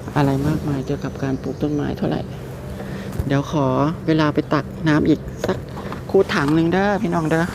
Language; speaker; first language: Thai; non-native, local second language; Northeastern Thai